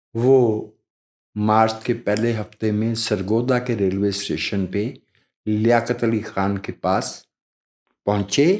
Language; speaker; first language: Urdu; non-native, local second language; Punjabi